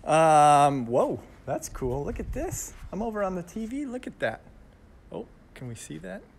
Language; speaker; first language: English; native; English